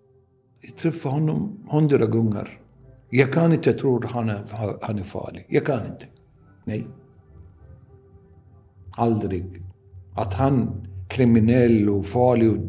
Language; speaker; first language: Swedish; non-native, learner; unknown